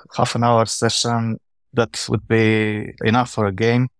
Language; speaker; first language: English; non-native, fluent; Romanian